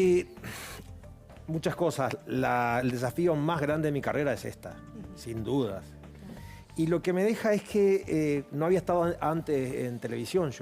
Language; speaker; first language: Spanish; native; Spanish